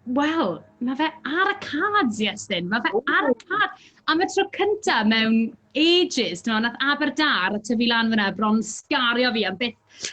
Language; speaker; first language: Welsh; native; Welsh